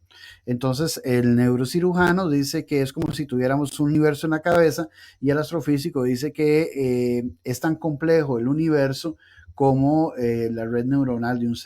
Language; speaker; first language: Spanish; native; Spanish